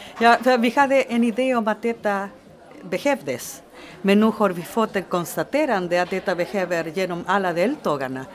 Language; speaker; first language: Swedish; non-native, fluent; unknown